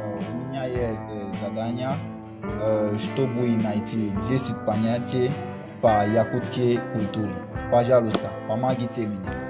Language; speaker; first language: Russian; non-native, learner; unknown